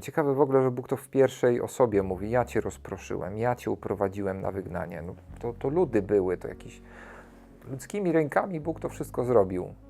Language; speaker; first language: Polish; native; Polish